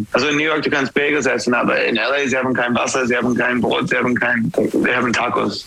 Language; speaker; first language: German; non-native, learner; English